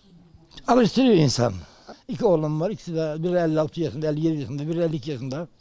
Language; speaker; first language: Turkish; native; Turkish